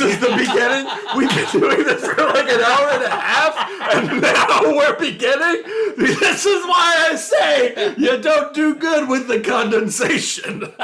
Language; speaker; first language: English; native; English